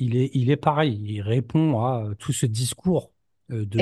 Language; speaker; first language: French; native; French